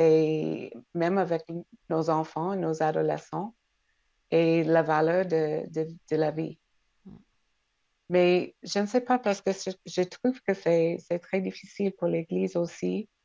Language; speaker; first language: French; non-native, local second language; English